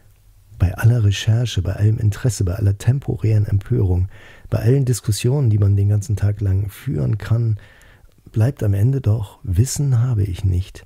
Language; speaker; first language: German; native; German